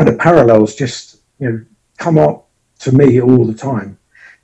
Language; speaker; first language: English; native; English